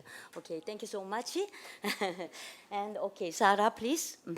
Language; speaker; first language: English; non-native, learner; Korean